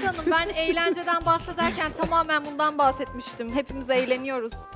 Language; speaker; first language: Turkish; native; Turkish